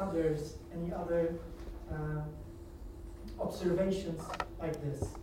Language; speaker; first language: English; non-native, fluent; Polish